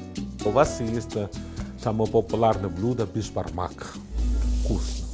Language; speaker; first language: Russian; non-native, learner; Italian